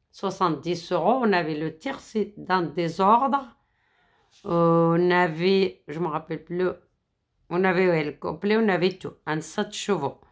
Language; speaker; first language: French; non-native, fluent; Arabic